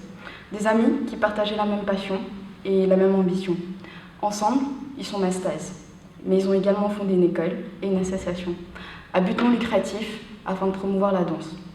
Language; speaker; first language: French; native; French